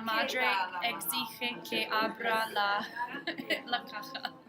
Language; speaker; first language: Spanish; non-native, learner; English